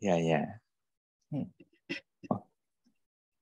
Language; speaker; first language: Indonesian; non-native, learner; Japanese